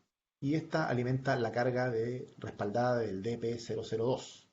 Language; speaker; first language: Spanish; native; Spanish